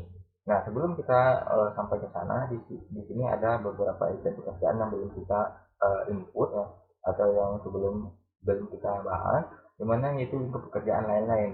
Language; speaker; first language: Indonesian; native; Indonesian